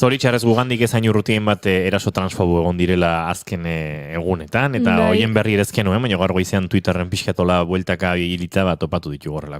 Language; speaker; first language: Basque; native; Basque